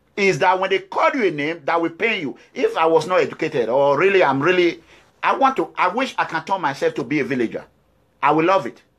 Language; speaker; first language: English; non-native, local second language; Bini